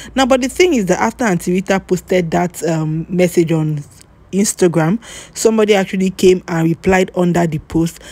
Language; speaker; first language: English; native; English